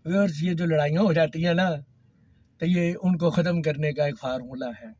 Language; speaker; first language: Urdu; non-native, local second language; Punjabi